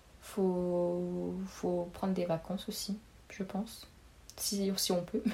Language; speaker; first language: French; native; French